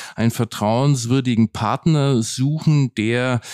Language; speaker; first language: German; native; German